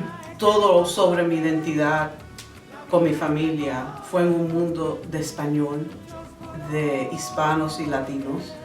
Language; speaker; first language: Spanish; early bilingual, other home language; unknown